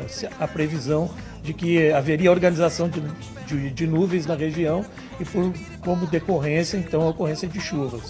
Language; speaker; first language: Portuguese; native; Portuguese